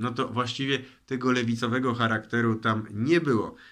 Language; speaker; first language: Polish; native; Polish